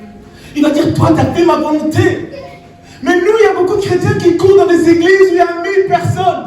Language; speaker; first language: French; native; French